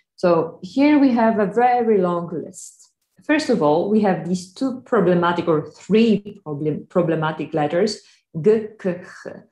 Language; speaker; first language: English; non-native, fluent; Polish